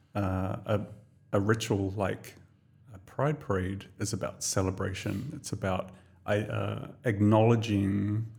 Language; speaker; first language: English; native; English